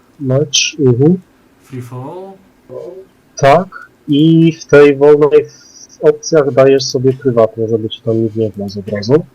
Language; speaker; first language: Polish; native; Polish